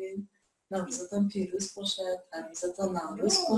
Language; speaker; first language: Persian; native; Persian